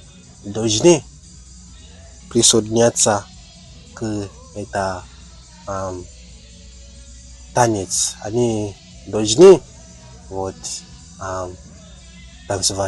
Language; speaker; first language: Russian; non-native, learner; Tatar